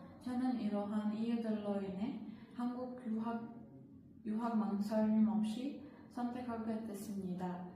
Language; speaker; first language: Korean; non-native, learner; Uzbek